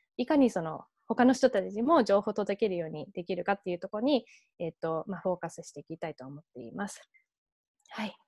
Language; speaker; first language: Japanese; early bilingual, heritage; Japanese